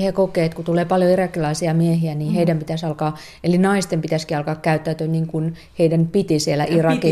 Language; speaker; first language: Finnish; native; Finnish